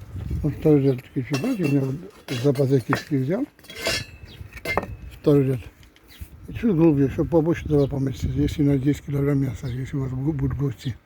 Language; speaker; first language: Russian; non-native, fluent; Armenian